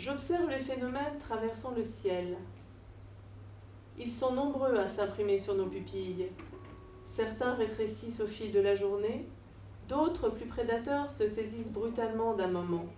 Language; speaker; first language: French; native; French